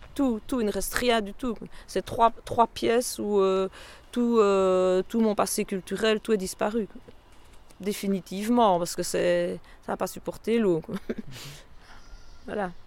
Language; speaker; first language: French; native; French